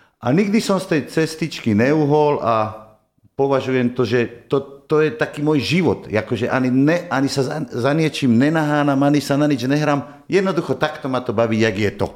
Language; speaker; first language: Slovak; native; Slovak